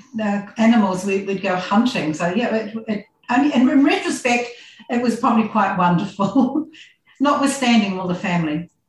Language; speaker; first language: English; native; English